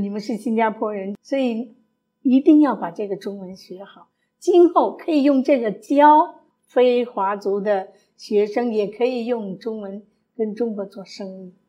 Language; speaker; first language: Chinese; early bilingual, other home language; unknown